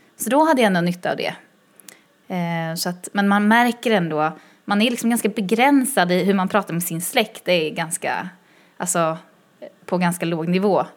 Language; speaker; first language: Swedish; early bilingual, other home language; Chinese